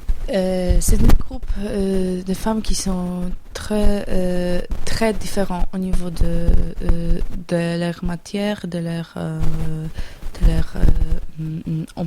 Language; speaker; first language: French; non-native, learner; Polish